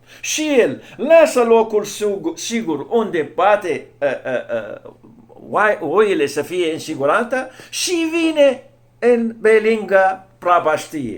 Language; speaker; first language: Romanian; non-native, fluent; Arabic